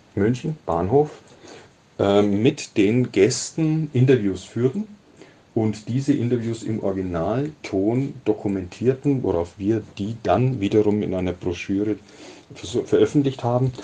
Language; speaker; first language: German; native; German